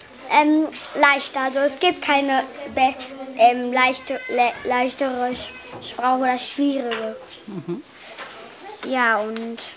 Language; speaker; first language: German; early bilingual, other home language; Greek